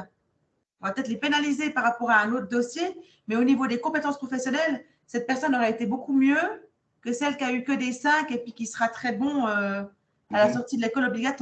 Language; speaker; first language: French; native; French